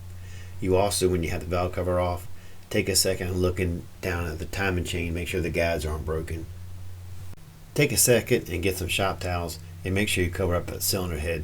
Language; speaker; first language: English; native; English